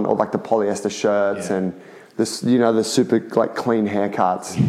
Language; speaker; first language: English; native; English